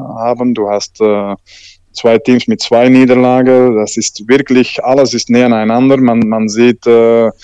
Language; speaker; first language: German; non-native, learner; Dutch